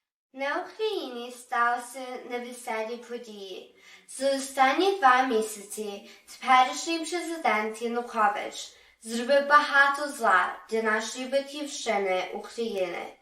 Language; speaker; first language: Ukrainian; early bilingual, heritage; Ukrainian